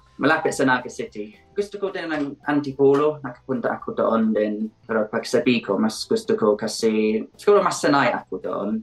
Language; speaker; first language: Filipino; non-native, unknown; English